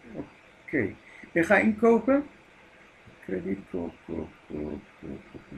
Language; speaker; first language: Dutch; non-native, fluent; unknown